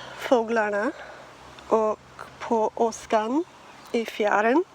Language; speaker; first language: Swedish; non-native, learner; English